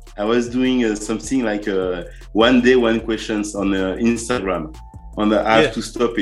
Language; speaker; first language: English; non-native, learner; French